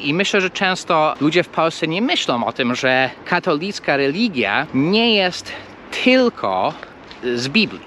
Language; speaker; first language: Polish; non-native, fluent; English